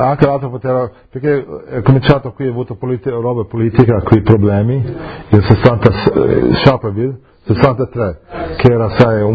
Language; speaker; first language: Italian; early bilingual, heritage; English